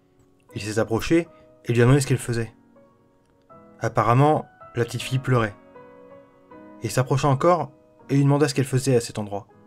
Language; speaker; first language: French; native; French